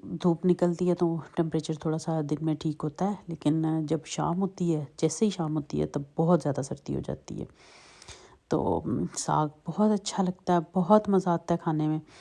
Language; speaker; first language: Urdu; native; Urdu